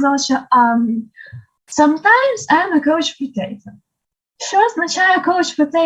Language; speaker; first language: English; non-native, learner; Ukrainian